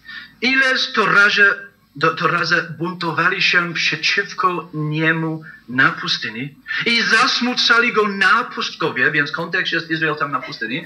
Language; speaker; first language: Polish; non-native, learner; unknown